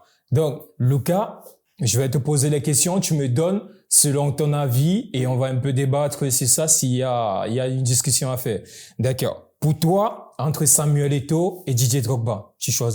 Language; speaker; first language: French; native; French